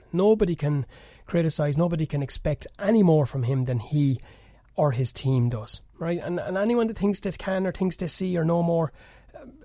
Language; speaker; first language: English; native; English